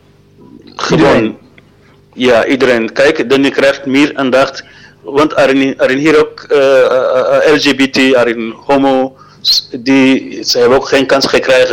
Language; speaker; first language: Dutch; non-native, learner; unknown